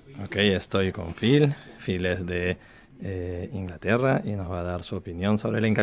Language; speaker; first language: Spanish; native; Spanish